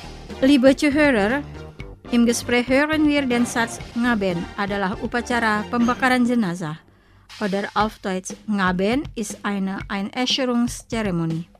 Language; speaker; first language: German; non-native, fluent; Indonesian